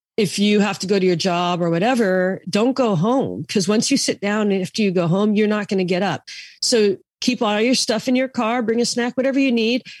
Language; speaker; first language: English; native; English